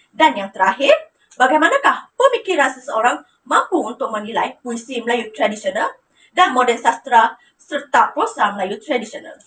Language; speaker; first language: Malay; non-native, local second language; Iban